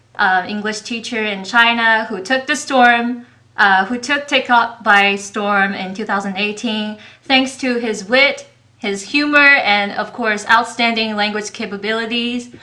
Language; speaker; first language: English; non-native, fluent; Chinese